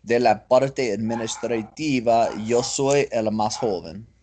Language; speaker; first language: Spanish; non-native, learner; English